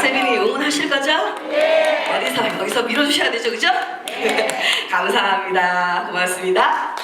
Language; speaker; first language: Korean; native; Korean